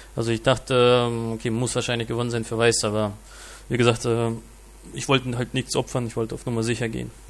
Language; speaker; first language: German; non-native, fluent; Russian